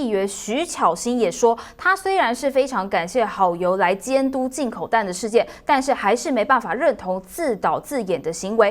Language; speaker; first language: Chinese; native; Chinese